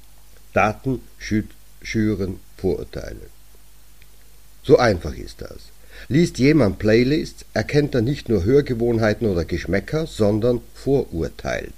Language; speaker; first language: German; native; German